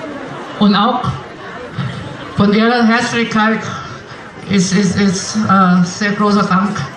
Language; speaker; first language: German; non-native, learner; Thai